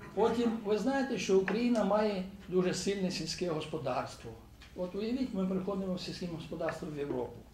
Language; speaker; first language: Ukrainian; native; Ukrainian